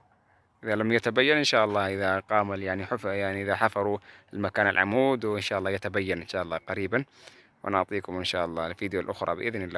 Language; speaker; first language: Arabic; non-native, fluent; Oromo